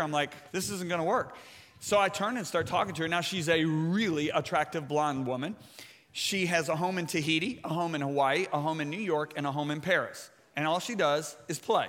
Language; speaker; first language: English; native; English